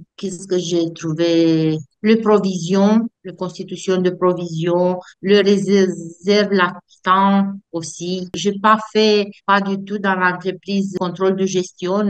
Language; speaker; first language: French; non-native, fluent; Romanian